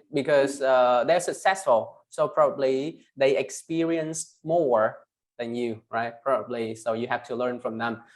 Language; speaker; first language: English; non-native, fluent; Vietnamese